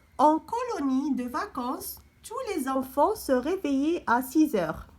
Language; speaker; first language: French; non-native, local second language; Arabic